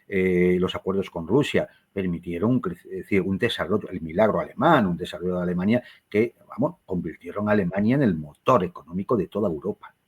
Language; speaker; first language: Spanish; native; Spanish